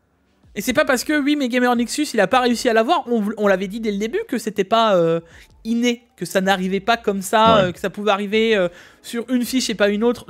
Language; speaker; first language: French; native; French